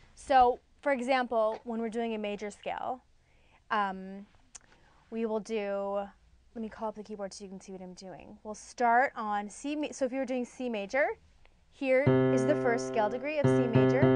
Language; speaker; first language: English; native; English